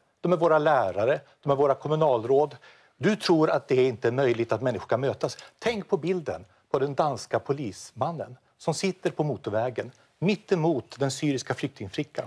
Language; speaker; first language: Swedish; native; Swedish